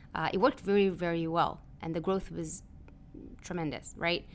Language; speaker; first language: English; early bilingual, other home language; Hebrew